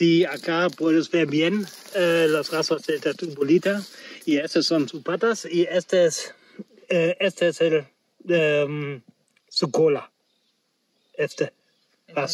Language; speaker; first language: Spanish; non-native, learner; German